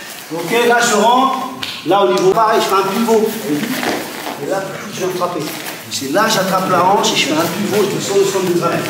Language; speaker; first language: French; native; French